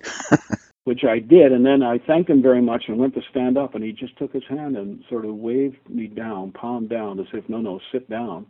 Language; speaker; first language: English; native; English